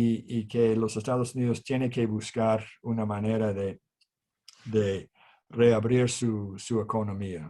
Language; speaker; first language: Spanish; non-native, fluent; English